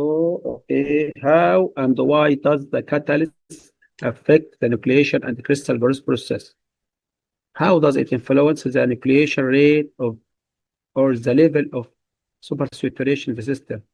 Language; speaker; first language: English; non-native, fluent; Arabic